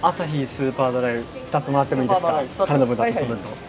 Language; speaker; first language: Japanese; native; Japanese